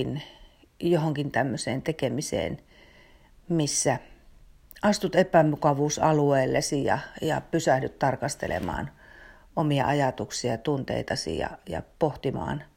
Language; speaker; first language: Finnish; native; Finnish